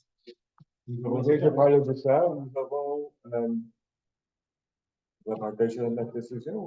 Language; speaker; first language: French; native; French